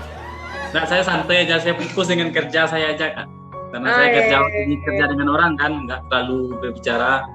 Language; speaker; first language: Indonesian; non-native, local second language; Minangkabau